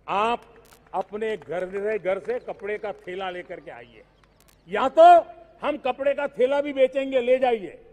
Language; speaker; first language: Hindi; non-native, local second language; Gujarati